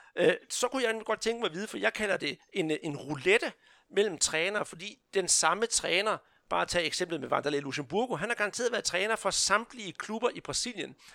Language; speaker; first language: Danish; non-native, fluent; Portuguese